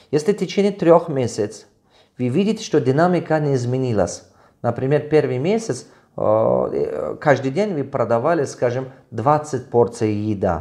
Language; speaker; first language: Russian; non-native, local second language; Tajik